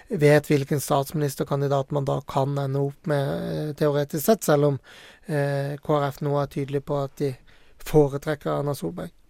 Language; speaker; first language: Norwegian; native; Norwegian